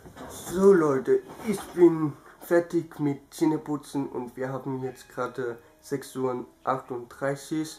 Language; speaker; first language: German; early bilingual, other home language; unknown